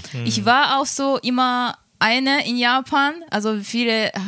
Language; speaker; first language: German; non-native, fluent; Japanese